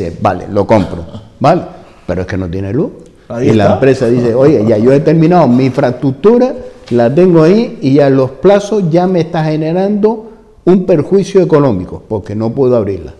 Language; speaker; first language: Spanish; native; Spanish